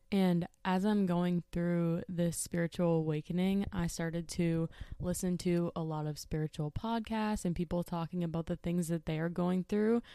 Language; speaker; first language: English; native; English